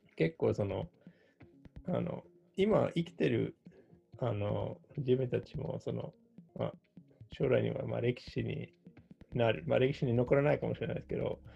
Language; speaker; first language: Japanese; non-native, fluent; Finnish